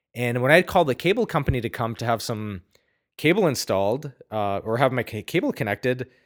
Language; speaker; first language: English; native; English